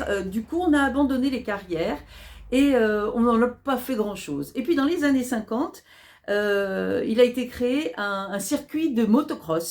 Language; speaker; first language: French; native; French